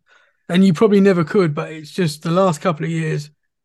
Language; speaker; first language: English; native; English